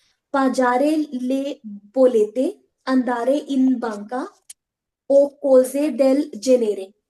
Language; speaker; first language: Italian; non-native, learner; Hindi